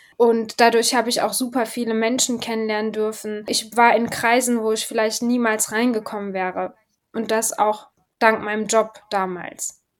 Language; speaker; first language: German; early bilingual, other home language; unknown